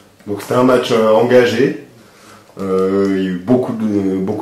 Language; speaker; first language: French; native; French